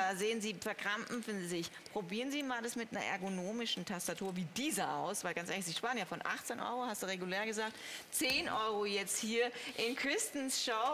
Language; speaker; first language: German; native; German